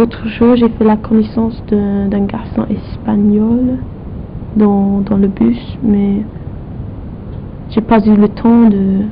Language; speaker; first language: French; non-native, fluent; English